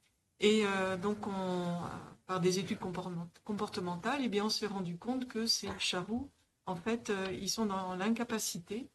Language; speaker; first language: French; native; French